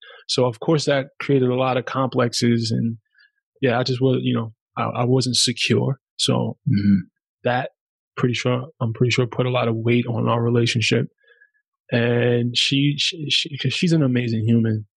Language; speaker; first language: English; early bilingual, other home language; German